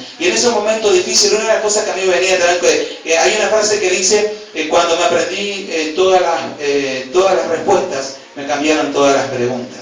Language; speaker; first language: Spanish; native; Spanish